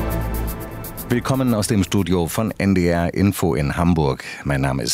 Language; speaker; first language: German; native; German